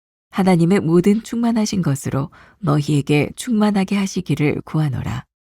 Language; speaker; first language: Korean; native; Korean